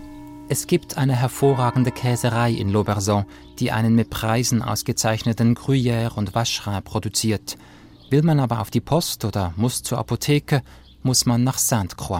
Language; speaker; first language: German; native; German